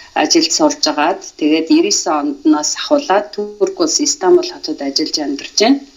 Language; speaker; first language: Mongolian; native; Mongolian